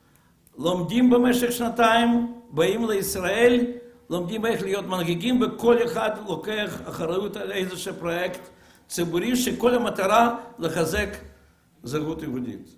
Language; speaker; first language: Hebrew; non-native, fluent; Russian